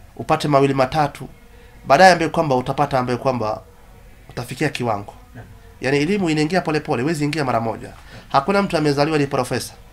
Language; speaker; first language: Swahili; non-native, local second language; Somali